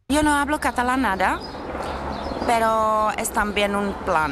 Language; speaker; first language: Spanish; non-native, fluent; Czech